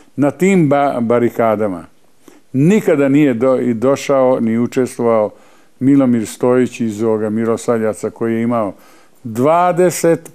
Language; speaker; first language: Serbian; native; Serbian